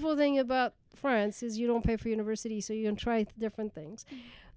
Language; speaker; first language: English; non-native, fluent; French